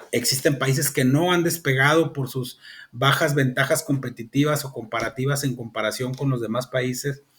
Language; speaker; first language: Spanish; native; Spanish